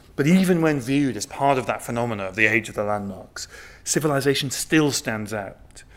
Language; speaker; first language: English; native; English